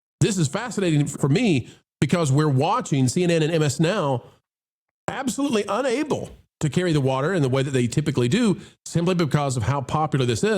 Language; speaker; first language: English; native; English